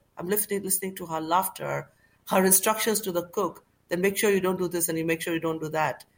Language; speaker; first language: English; non-native, local second language; Urdu